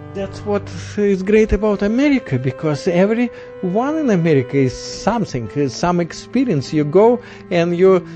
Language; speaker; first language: English; non-native, fluent; Russian